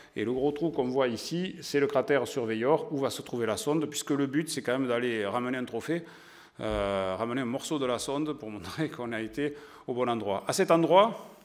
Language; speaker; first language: French; native; French